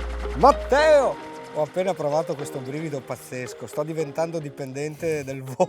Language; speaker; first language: Italian; native; Italian